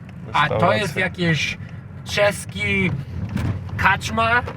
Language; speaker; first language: Polish; non-native, learner; English